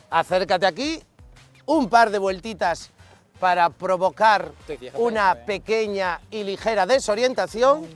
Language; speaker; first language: Spanish; native; Spanish